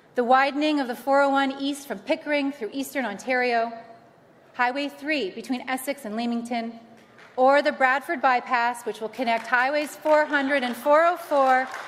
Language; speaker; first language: English; native; English